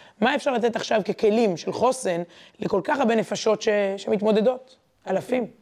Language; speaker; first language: Hebrew; native; Hebrew